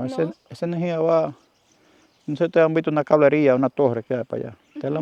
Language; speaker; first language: Spanish; native; Spanish